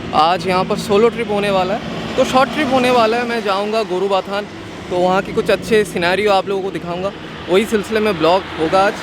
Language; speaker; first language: Hindi; non-native, local second language; Bangla